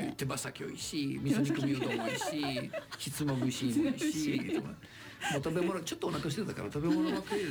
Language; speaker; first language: Japanese; non-native, learner; Italian